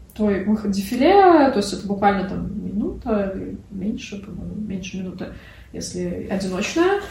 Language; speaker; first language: Russian; non-native, local second language; Belarusian